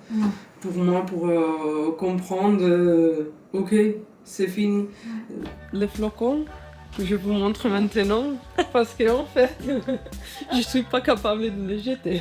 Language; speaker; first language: French; non-native, fluent; Spanish